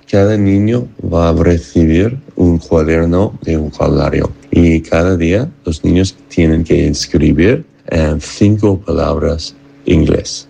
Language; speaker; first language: Spanish; non-native, learner; English